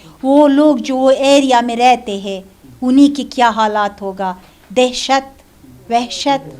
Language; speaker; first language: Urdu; non-native, fluent; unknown